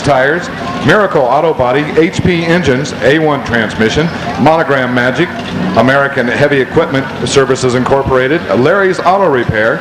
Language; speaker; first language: English; native; English